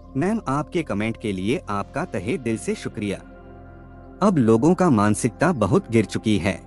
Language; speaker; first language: Hindi; native; Hindi